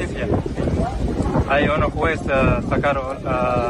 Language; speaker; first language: Spanish; non-native, learner; Arabic